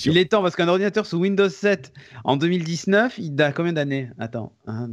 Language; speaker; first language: French; native; French